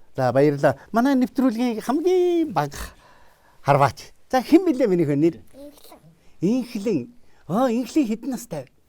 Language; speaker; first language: Mongolian; native; Mongolian